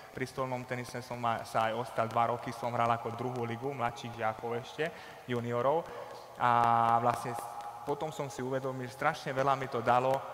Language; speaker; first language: Slovak; non-native, local second language; Hungarian